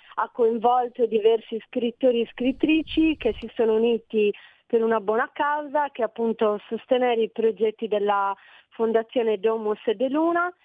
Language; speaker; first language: Italian; native; Italian